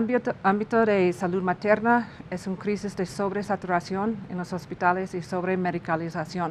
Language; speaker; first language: Spanish; non-native, fluent; English